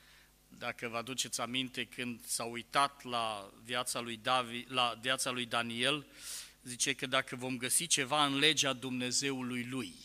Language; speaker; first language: Romanian; native; Romanian